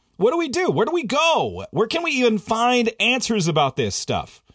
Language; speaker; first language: English; native; English